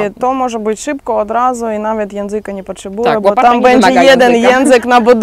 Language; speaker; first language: Polish; non-native, learner; Russian